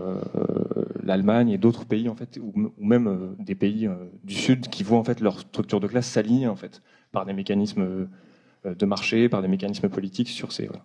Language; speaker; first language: French; native; French